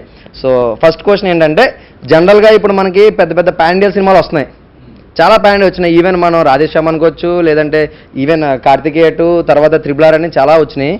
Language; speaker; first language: Telugu; native; Telugu